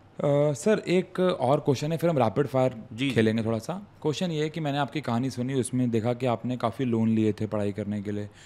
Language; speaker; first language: Hindi; native; Hindi